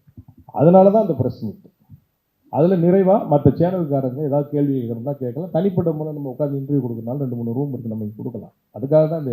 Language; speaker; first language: Tamil; native; Tamil